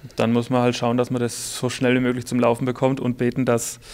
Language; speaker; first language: German; native; German